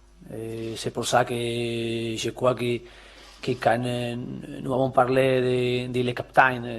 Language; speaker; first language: French; non-native, learner; Spanish